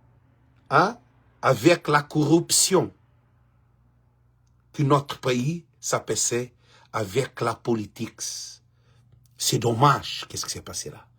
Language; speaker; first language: French; non-native, learner; Portuguese